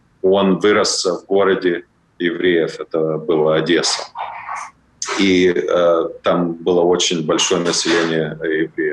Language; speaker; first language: Russian; early bilingual, heritage; Russian